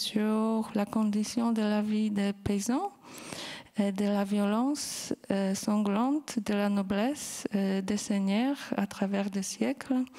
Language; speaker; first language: French; non-native, fluent; Polish